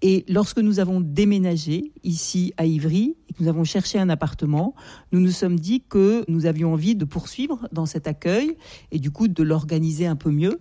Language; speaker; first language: French; native; French